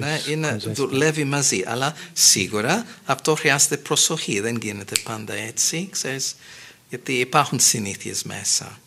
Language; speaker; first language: Greek; non-native, fluent; English